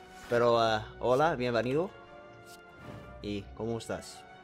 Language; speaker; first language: Spanish; early bilingual, heritage; Spanish